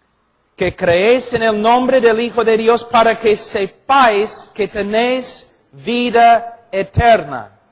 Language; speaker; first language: Spanish; non-native, fluent; English